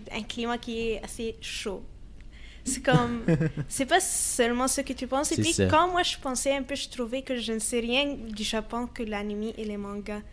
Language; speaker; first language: French; non-native, fluent; Arabic